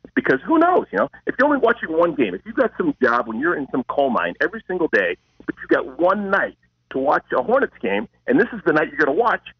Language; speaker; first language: English; native; English